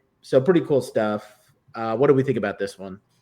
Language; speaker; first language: English; native; English